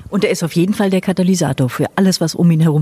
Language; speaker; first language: German; native; German